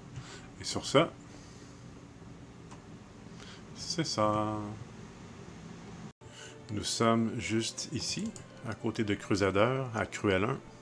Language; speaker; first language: French; native; French